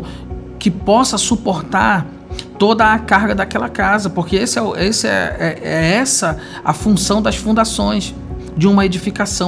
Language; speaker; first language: Portuguese; native; Portuguese